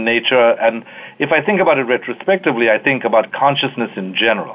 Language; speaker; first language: English; native; English